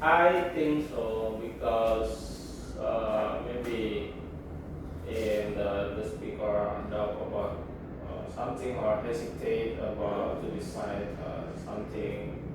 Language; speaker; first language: English; non-native, learner; Indonesian